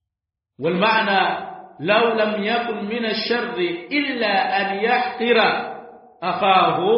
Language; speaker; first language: Arabic; non-native, fluent; Swahili